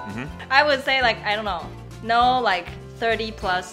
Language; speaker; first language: English; non-native, fluent; Chinese